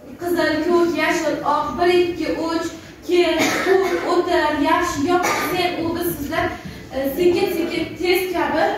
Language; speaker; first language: Uzbek; non-native, local second language; Kara-Kalpak